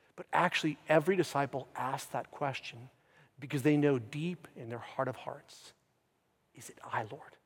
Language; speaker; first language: English; native; English